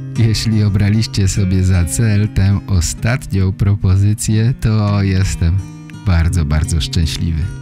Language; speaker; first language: Polish; native; Polish